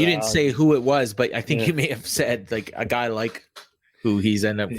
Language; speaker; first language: English; native; English